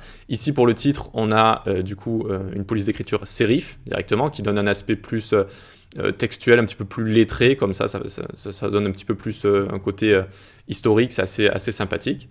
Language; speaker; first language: French; native; French